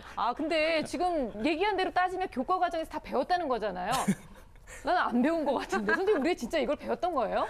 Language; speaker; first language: Korean; native; Korean